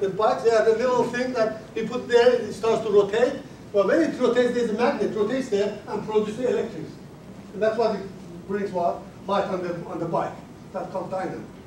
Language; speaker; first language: English; non-native, fluent; Azerbaijani